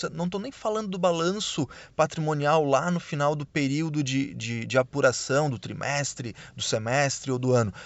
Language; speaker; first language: Portuguese; native; Portuguese